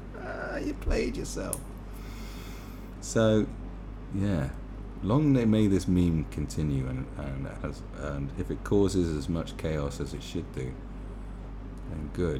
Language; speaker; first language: English; native; English